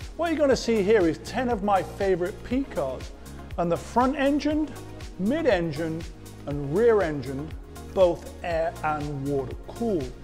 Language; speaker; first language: English; native; English